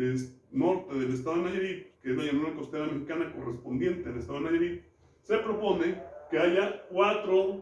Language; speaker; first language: Spanish; native; Spanish